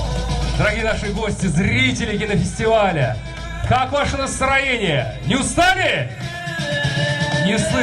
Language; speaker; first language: Russian; native; Russian